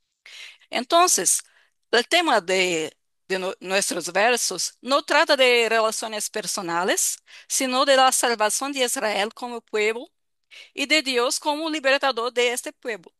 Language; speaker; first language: Spanish; non-native, fluent; Portuguese